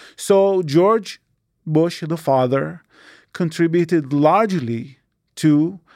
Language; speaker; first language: English; non-native, fluent; Arabic